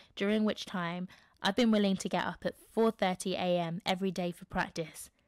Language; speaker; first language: English; native; English